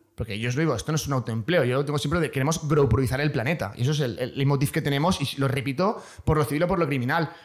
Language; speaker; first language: Spanish; native; Spanish